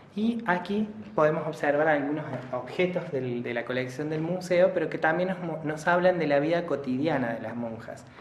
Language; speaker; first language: Spanish; native; Spanish